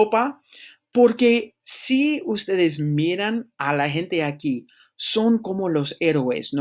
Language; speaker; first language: Spanish; non-native, fluent; English